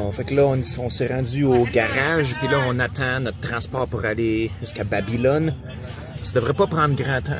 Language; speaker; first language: French; native; French